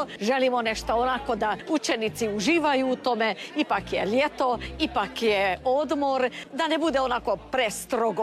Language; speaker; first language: Croatian; early bilingual, heritage; Croatian